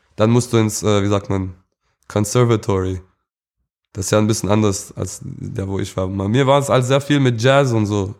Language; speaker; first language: German; early bilingual, other home language; English